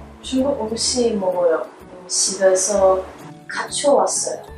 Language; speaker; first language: Korean; non-native, learner; Chinese